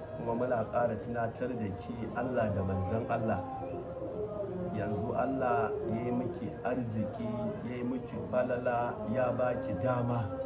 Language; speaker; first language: Hausa; native; Hausa